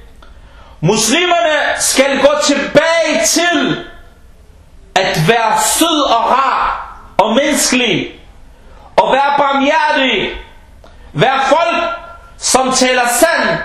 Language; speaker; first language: Danish; non-native, local second language; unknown